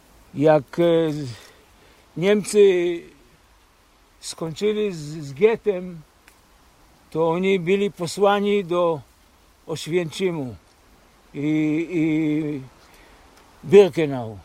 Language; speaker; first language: Polish; early bilingual, heritage; Polish